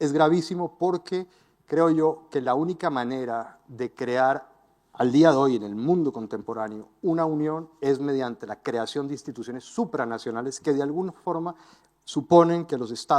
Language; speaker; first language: Spanish; native; Spanish